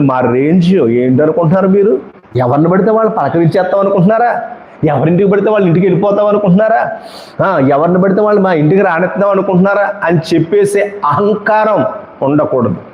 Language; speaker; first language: Telugu; native; Telugu